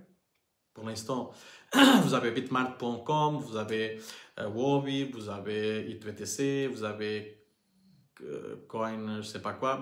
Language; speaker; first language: French; non-native, learner; Portuguese